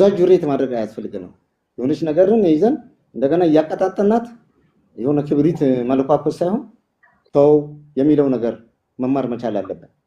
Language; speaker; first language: Amharic; non-native, local second language; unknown